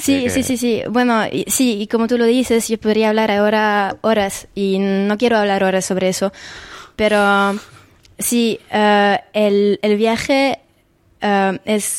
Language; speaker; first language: Spanish; non-native, fluent; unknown